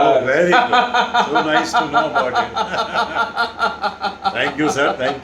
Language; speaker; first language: English; non-native, local second language; Punjabi